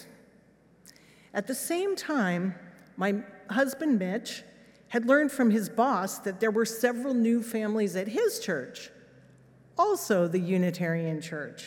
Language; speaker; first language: English; native; English